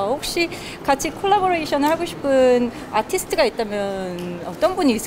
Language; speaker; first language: Korean; native; Korean